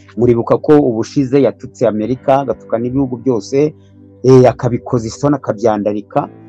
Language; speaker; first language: Kinyarwanda; native; Kinyarwanda